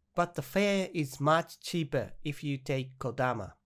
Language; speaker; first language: English; non-native, fluent; Japanese